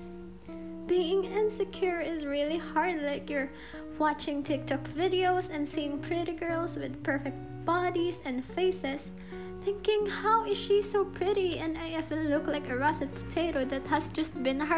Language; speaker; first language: English; non-native, local second language; Filipino